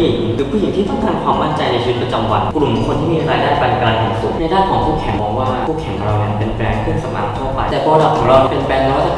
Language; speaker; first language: Thai; native; Thai